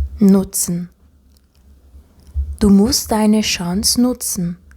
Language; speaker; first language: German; non-native, fluent; Turkish